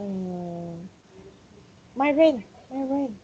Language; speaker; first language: English; non-native, learner; Vietnamese